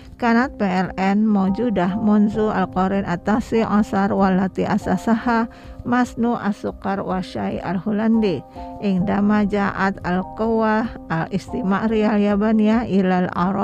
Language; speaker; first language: Arabic; non-native, fluent; Indonesian